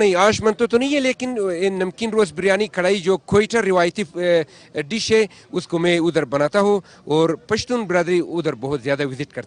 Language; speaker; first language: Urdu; non-native, local second language; Persian